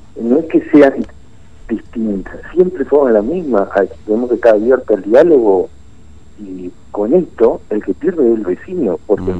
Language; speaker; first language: Spanish; native; Spanish